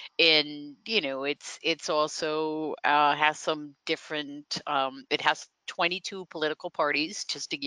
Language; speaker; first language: English; non-native, fluent; Dutch